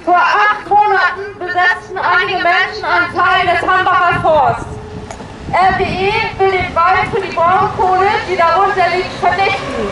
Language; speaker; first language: German; native; German